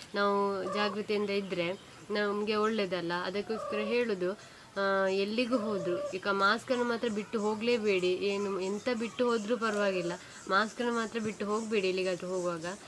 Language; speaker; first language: Kannada; native; Kannada